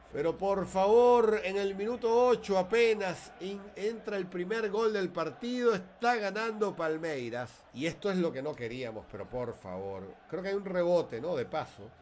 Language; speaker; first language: Spanish; native; Spanish